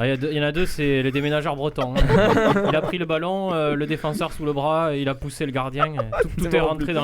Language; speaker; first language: French; native; French